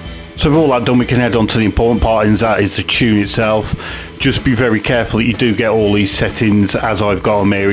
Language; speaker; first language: English; native; English